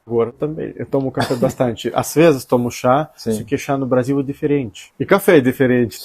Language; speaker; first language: Portuguese; non-native, fluent; Russian